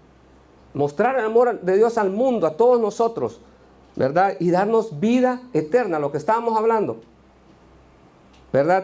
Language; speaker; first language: Spanish; native; Spanish